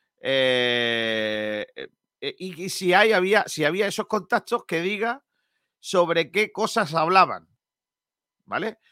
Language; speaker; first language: Spanish; native; Spanish